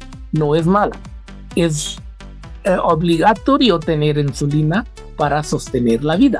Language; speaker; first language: Spanish; non-native, fluent; Hindi